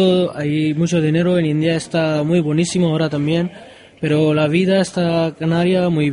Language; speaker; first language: Spanish; non-native, learner; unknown